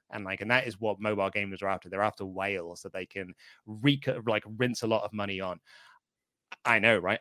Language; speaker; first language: English; native; English